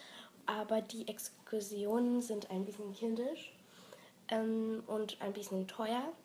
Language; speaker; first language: German; non-native, learner; Serbian